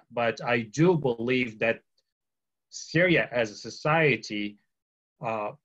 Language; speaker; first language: English; early bilingual, other home language; Arabic